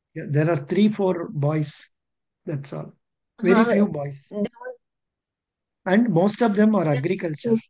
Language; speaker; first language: English; non-native, local second language; Telugu